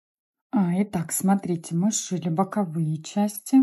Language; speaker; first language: Russian; native; Russian